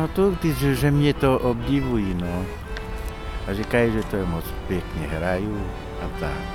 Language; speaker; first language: Czech; non-native, local second language; Slovak